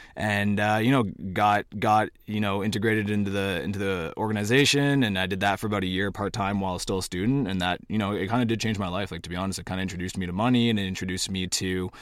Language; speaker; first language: English; native; English